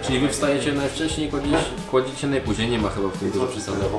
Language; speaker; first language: Polish; native; Polish